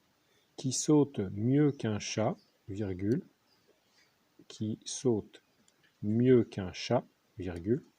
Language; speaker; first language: French; native; French